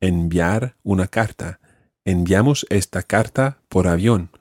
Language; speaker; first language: Spanish; non-native, fluent; English